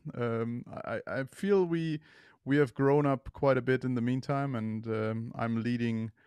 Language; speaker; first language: English; non-native, fluent; German